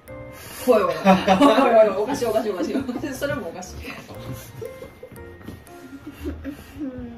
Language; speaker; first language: Japanese; native; Japanese